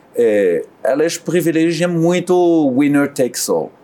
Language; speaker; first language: Portuguese; non-native, fluent; French